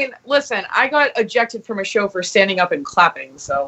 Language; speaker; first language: English; native; English